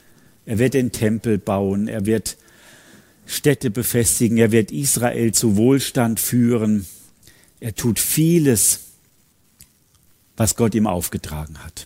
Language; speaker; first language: German; native; German